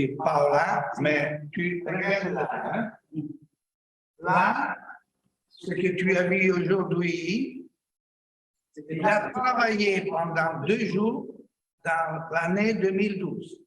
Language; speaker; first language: French; non-native, learner; Italian